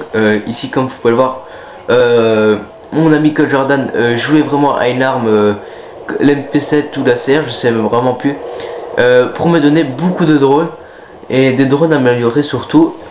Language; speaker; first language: French; native; French